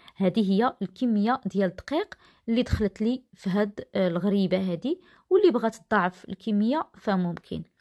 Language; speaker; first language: Arabic; native; Arabic